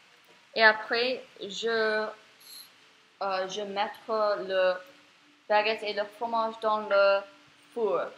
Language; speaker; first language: French; non-native, learner; English